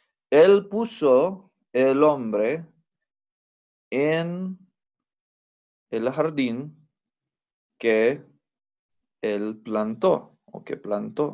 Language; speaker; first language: Spanish; non-native, fluent; English